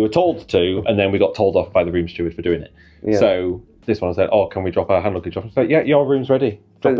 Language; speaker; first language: English; native; English